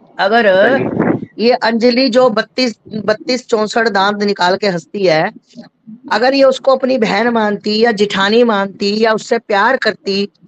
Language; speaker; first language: Hindi; native; Hindi